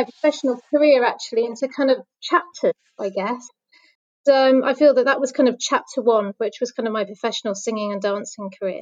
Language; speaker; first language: English; native; English